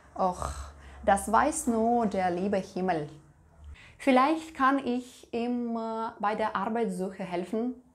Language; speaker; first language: German; non-native, fluent; Russian